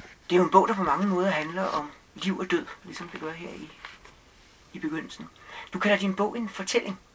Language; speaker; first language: Danish; native; Danish